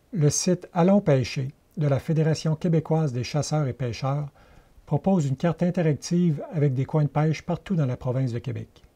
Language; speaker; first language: French; native; French